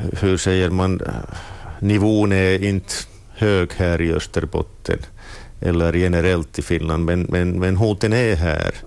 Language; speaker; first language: Swedish; non-native, local second language; Finnish